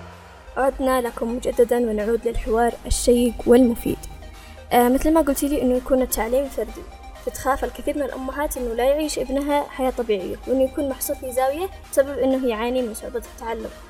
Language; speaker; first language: Arabic; native; Arabic